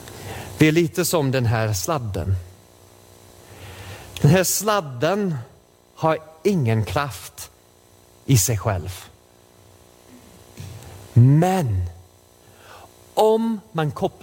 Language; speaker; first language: Swedish; non-native, fluent; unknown